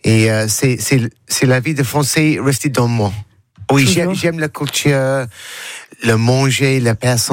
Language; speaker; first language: French; non-native, learner; English